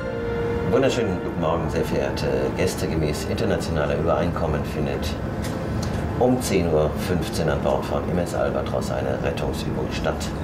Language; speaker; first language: German; native; German